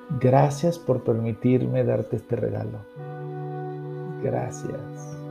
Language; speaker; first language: Spanish; native; Spanish